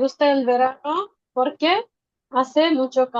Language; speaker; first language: Spanish; non-native, fluent; Bangla